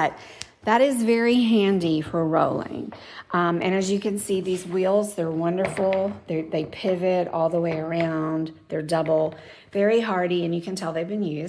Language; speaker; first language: English; native; English